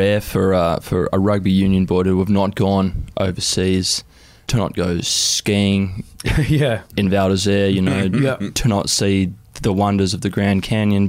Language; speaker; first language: English; native; English